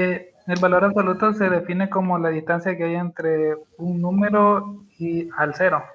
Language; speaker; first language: Spanish; native; Spanish